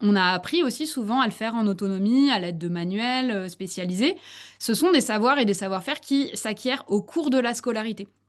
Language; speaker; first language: French; native; French